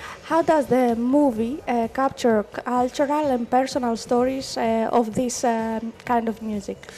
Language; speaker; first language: English; non-native, fluent; Greek